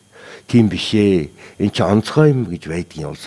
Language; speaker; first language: Mongolian; native; Mongolian